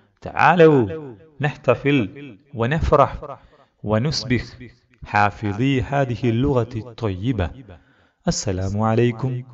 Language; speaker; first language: Arabic; non-native, fluent; Malayalam